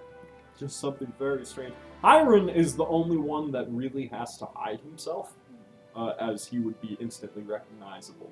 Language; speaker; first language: English; native; English